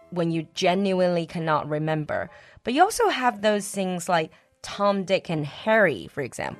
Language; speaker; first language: English; non-native, fluent; Chinese